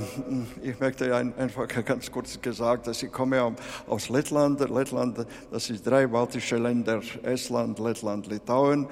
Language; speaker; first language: German; non-native, fluent; Latvian